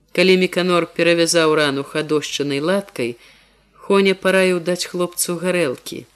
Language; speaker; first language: Belarusian; native; Belarusian